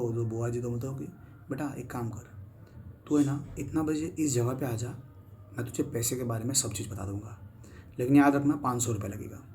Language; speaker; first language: Hindi; non-native, local second language; Marathi